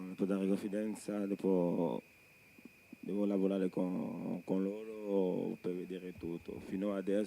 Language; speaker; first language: Italian; non-native, learner; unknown